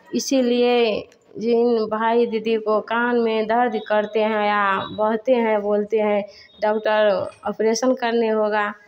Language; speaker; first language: Hindi; native; Hindi